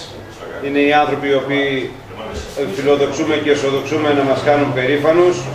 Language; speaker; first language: Greek; native; Greek